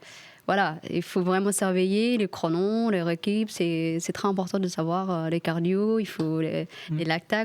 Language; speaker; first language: French; non-native, fluent; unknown